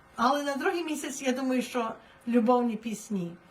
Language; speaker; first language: Ukrainian; early bilingual, heritage; Ukrainian